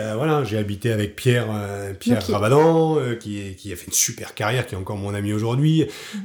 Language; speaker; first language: French; native; French